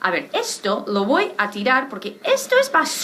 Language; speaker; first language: Spanish; native; Spanish